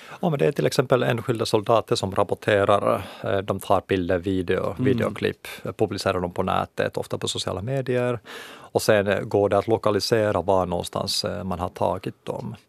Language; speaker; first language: Swedish; non-native, local second language; Finnish